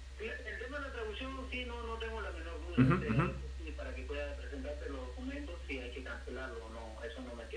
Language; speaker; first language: Spanish; native; Spanish